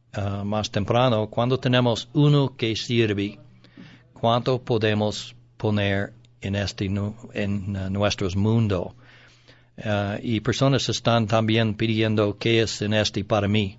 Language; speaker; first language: Spanish; non-native, learner; English